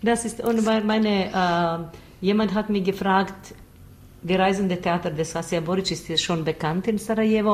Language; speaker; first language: German; non-native, learner; Bosnian